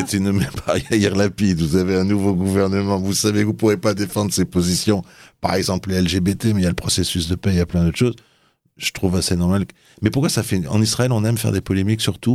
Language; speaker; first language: French; native; French